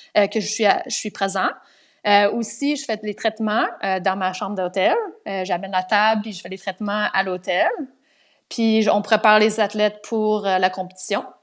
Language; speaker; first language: French; non-native, local second language; English